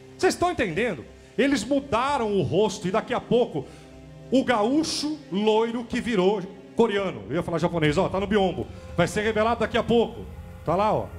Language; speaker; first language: Portuguese; native; Portuguese